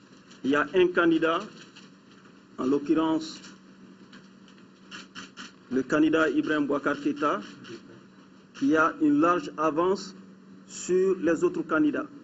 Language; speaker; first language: French; non-native, local second language; Bambara